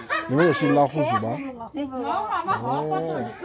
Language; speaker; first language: Chinese; non-native, learner; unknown